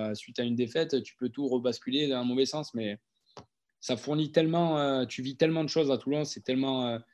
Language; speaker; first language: French; native; French